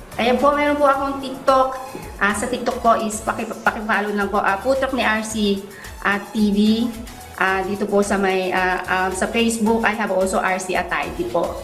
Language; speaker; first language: Filipino; native; Filipino